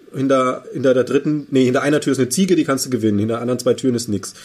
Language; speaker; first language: German; native; German